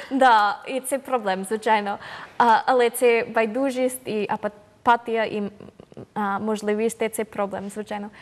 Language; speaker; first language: Ukrainian; non-native, learner; English